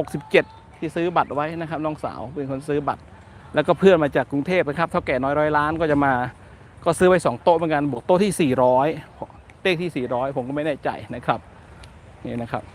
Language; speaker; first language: Thai; non-native, local second language; Northern Khmer